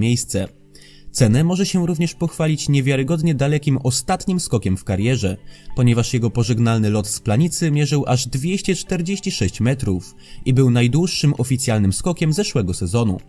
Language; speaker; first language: Polish; native; Polish